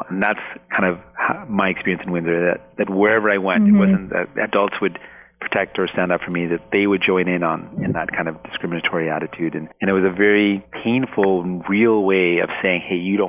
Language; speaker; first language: English; non-native, fluent; Punjabi